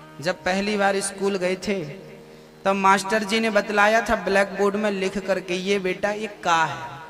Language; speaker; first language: Hindi; native; Hindi